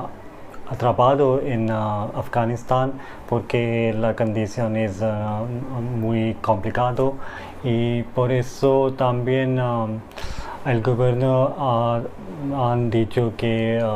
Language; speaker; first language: Spanish; non-native, learner; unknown